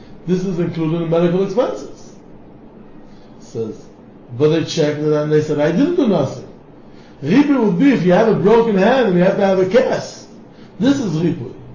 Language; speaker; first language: English; non-native, fluent; Hebrew